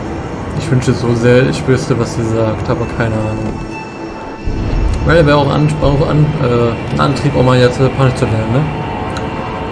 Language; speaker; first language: German; native; German